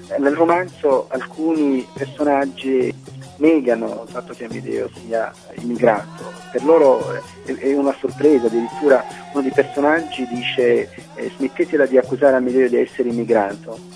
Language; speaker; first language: Italian; non-native, fluent; Arabic